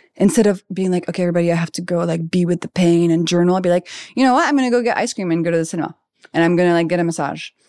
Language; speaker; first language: English; non-native, fluent; French